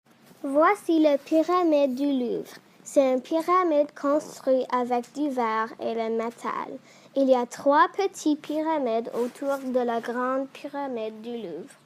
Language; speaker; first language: French; non-native, learner; English